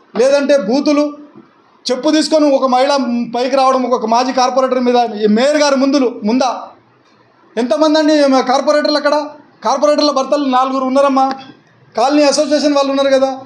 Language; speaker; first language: Telugu; non-native, local second language; Lambadi